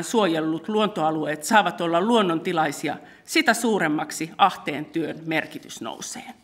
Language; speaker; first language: Finnish; native; Finnish